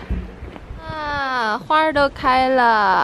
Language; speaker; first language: Chinese; native; Chinese